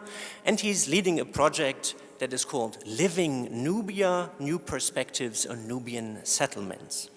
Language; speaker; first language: English; non-native, fluent; German